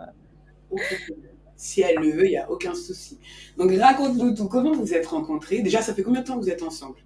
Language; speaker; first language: French; native; French